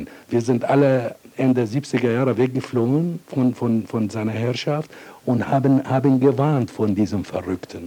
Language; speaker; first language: German; non-native, fluent; Arabic